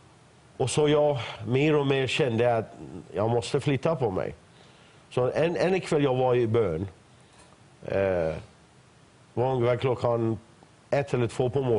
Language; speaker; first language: Swedish; non-native, fluent; Persian